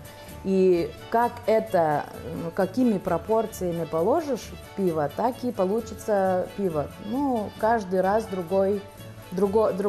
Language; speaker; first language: Russian; non-native, local second language; Lithuanian